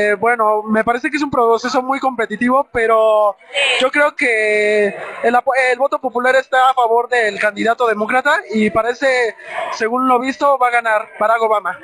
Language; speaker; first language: Spanish; native; Spanish